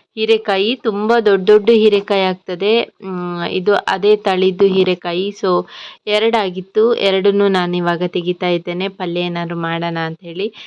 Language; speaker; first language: Kannada; non-native, local second language; Tulu